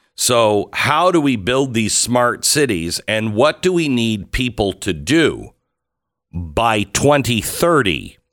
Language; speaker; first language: English; native; English